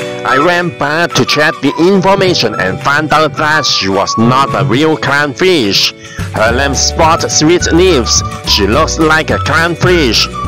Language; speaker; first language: English; non-native, local second language; Cantonese